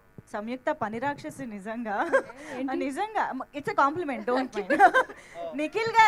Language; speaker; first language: Telugu; native; Telugu